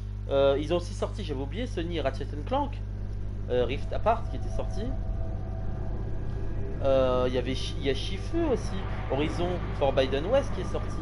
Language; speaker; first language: French; native; French